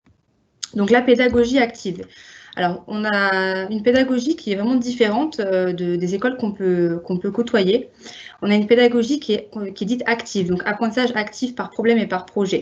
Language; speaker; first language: French; native; French